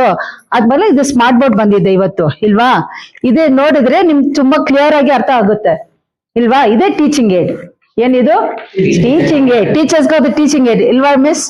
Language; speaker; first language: Kannada; non-native, local second language; Tamil